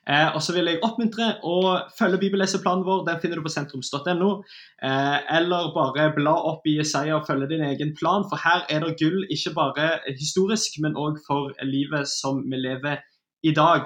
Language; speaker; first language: Norwegian; native; Norwegian